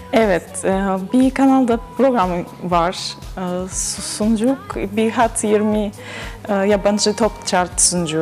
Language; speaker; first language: Turkish; non-native, learner; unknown